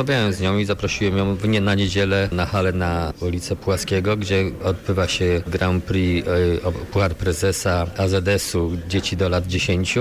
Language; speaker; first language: Polish; native; Polish